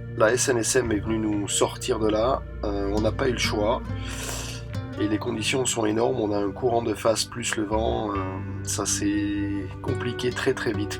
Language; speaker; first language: French; native; French